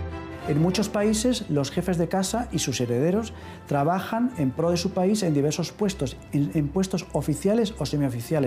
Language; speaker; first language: Spanish; native; Spanish